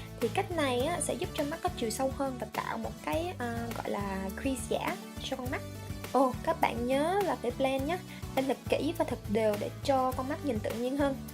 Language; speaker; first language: Vietnamese; early bilingual, heritage; Vietnamese